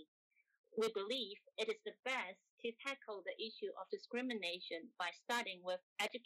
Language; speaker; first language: English; non-native, local second language; Cantonese